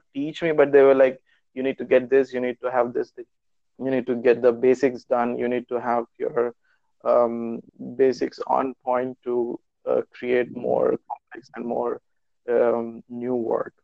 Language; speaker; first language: English; non-native, local second language; Urdu